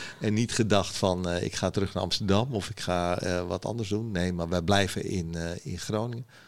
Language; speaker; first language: Dutch; early bilingual, other home language; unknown